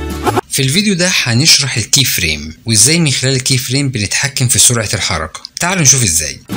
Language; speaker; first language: Arabic; native; Arabic